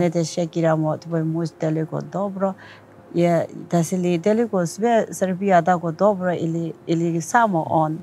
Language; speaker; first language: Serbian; non-native, learner; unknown